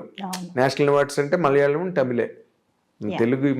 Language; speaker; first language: Telugu; native; Telugu